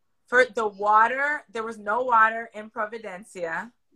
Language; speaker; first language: English; native; English